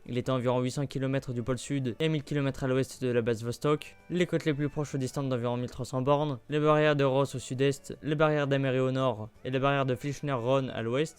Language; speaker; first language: French; native; French